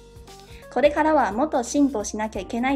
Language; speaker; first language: Japanese; non-native, fluent; Chinese